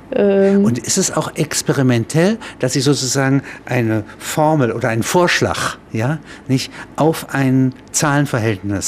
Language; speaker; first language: German; native; German